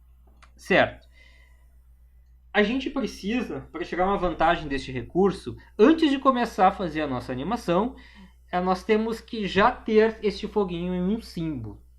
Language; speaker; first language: Portuguese; native; Portuguese